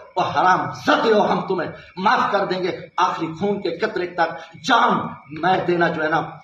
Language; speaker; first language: Urdu; non-native, local second language; Saraiki